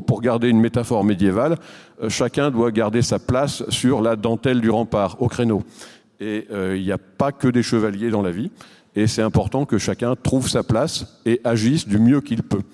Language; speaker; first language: French; native; French